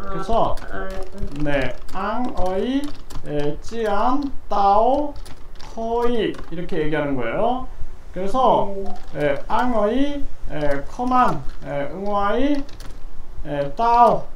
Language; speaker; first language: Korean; non-native, fluent; Vietnamese